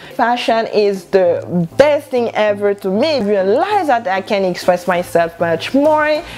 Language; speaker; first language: English; non-native, local second language; French